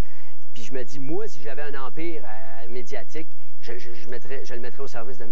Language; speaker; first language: French; native; French